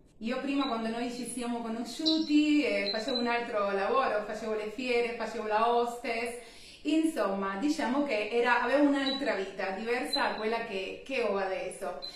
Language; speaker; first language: Italian; non-native, fluent; Spanish